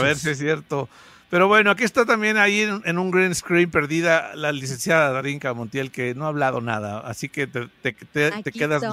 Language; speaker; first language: Spanish; native; Spanish